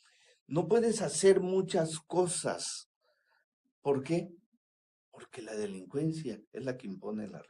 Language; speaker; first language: Spanish; native; Spanish